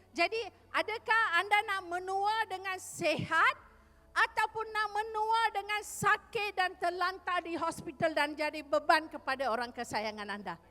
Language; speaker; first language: Malay; non-native, local second language; Tamil